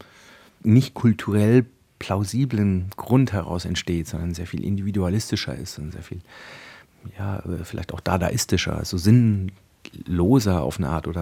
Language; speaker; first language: German; native; German